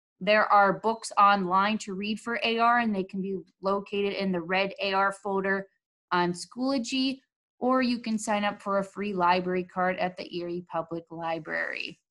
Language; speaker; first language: English; native; English